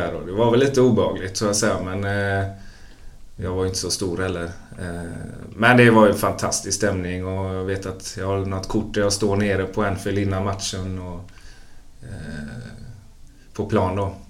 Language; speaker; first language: Swedish; native; Swedish